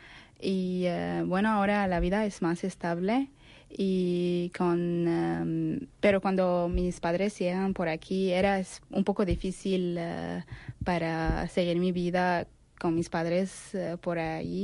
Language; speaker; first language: Spanish; non-native, learner; Arabic